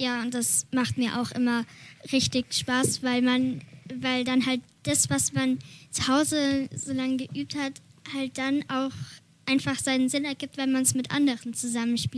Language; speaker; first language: German; native; German